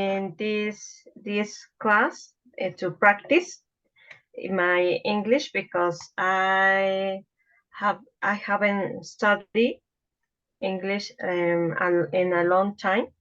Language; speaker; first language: English; non-native, learner; Spanish